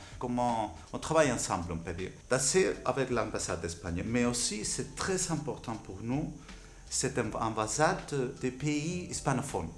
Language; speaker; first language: French; non-native, fluent; Spanish